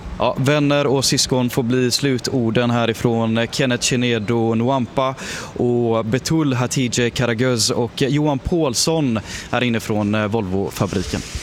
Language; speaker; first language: Swedish; native; Swedish